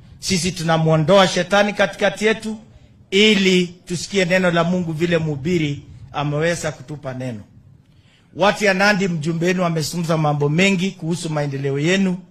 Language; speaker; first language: Swahili; non-native, local second language; Kalenjin